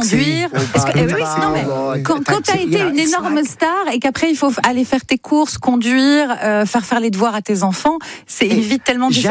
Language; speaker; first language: French; native; French